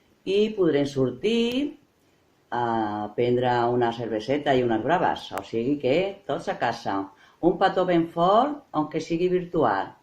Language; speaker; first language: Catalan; non-native, local second language; Spanish